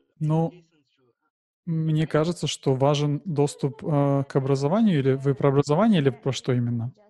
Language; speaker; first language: Russian; non-native, learner; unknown